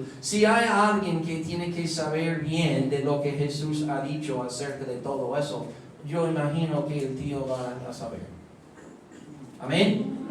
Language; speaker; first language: Spanish; non-native, fluent; English